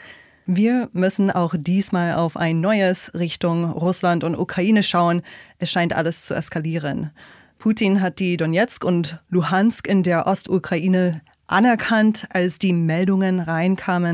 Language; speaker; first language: German; native; German